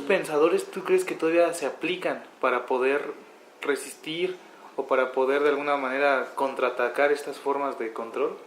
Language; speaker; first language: Spanish; native; Spanish